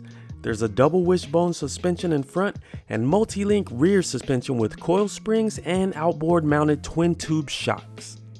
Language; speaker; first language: English; native; English